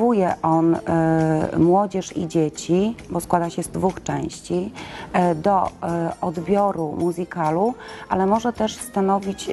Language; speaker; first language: Polish; native; Polish